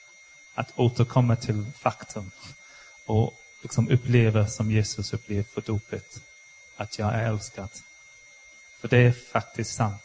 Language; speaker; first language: Swedish; non-native, fluent; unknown